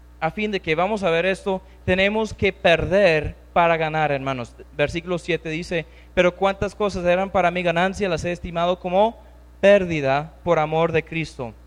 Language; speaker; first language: Spanish; non-native, fluent; English